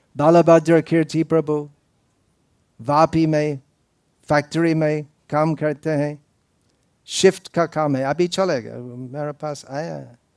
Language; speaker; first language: Hindi; non-native, fluent; English